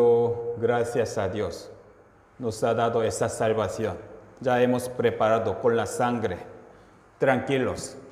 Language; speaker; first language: Spanish; non-native, fluent; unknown